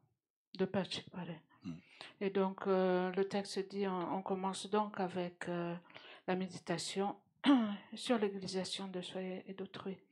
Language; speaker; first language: French; native; French